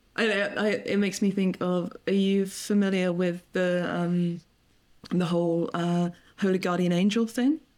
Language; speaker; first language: English; native; English